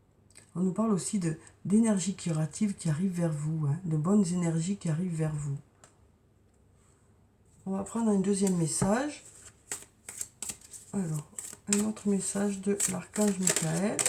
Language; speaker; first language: French; native; French